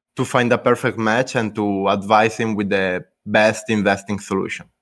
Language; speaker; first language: English; non-native, fluent; Italian